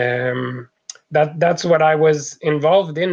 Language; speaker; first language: English; non-native, fluent; French